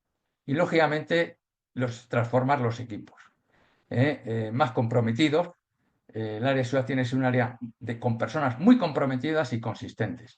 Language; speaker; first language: Spanish; native; Spanish